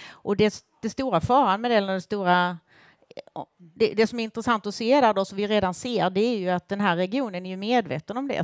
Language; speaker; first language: Swedish; native; Swedish